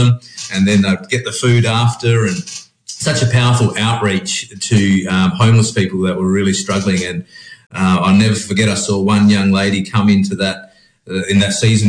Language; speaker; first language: English; native; English